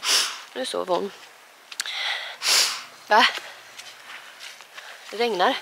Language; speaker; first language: Swedish; native; Swedish